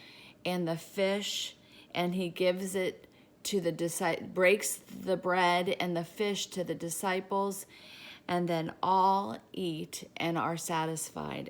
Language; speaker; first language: English; native; English